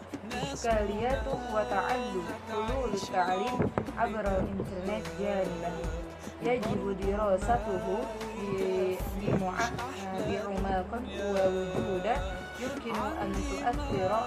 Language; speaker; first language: Arabic; non-native, learner; Indonesian